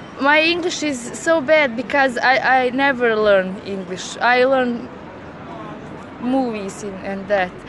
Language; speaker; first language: English; non-native, learner; Bosnian